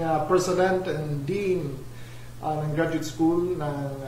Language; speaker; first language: English; non-native, local second language; Filipino